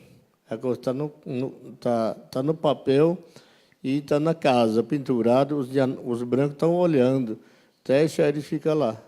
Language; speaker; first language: Portuguese; non-native, local second language; Yanomámi